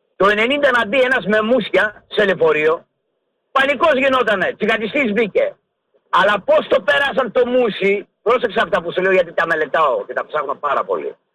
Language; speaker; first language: Greek; early bilingual, heritage; Greek